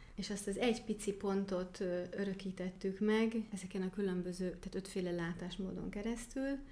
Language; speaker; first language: Hungarian; non-native, fluent; German